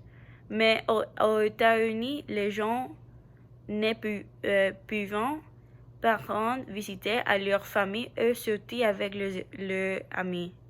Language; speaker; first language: French; non-native, learner; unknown